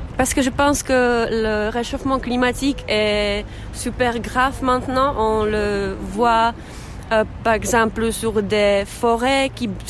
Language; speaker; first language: French; non-native, learner; Czech